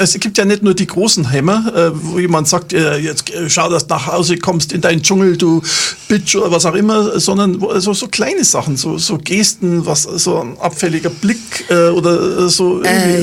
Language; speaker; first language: German; native; German